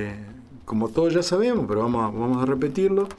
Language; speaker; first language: Spanish; native; Spanish